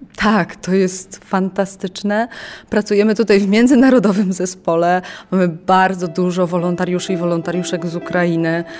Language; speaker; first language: Polish; native; Polish